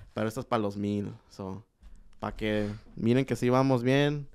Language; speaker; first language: Spanish; early bilingual, heritage; Spanish